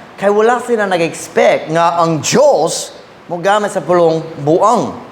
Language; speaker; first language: Cebuano; non-native, fluent; English